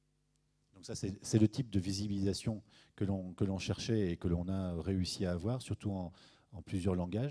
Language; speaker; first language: French; native; French